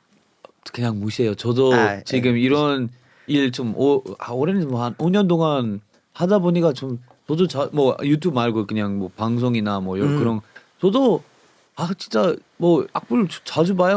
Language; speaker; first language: Korean; non-native, fluent; English